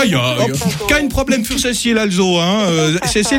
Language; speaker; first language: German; non-native, learner; French